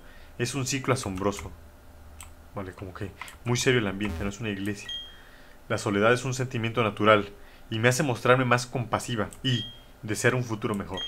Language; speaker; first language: Spanish; native; Spanish